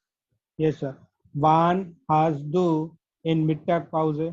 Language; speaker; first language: German; non-native, learner; Gujarati